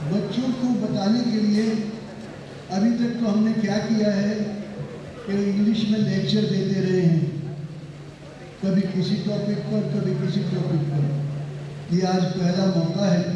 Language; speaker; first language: Hindi; native; Hindi